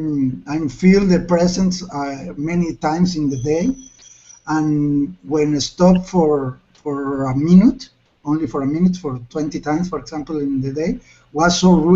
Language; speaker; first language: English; non-native, learner; Spanish